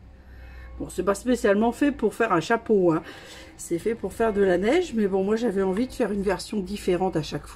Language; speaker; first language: French; native; French